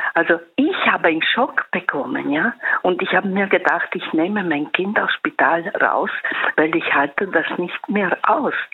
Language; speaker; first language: German; non-native, fluent; Italian